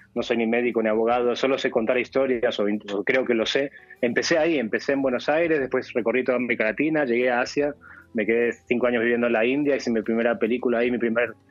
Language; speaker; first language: Spanish; native; Spanish